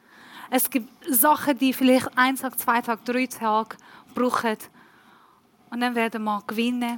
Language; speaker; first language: German; non-native, learner; Persian